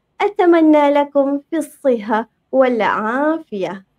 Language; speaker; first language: Arabic; non-native, local second language; Malay